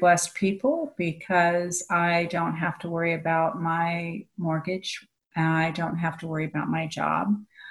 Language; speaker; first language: English; native; English